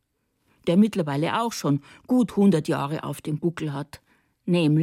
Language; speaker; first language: German; native; German